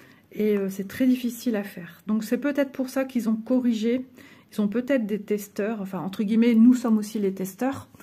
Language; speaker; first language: French; native; French